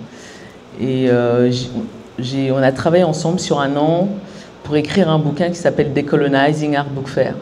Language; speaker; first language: French; native; French